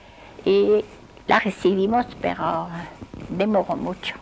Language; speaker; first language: Spanish; non-native, fluent; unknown